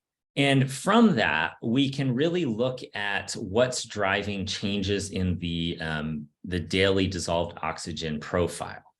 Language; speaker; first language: English; native; English